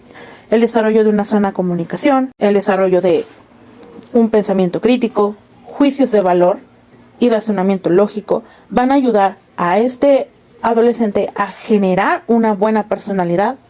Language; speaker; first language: Spanish; native; Spanish